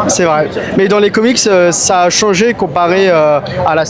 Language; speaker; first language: French; native; French